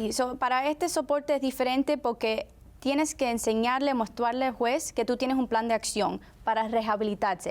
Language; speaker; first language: Spanish; early bilingual, heritage; Spanish